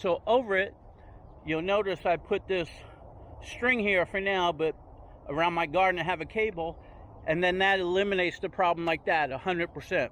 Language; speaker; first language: English; native; English